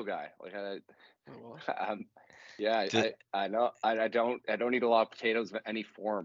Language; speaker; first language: English; native; English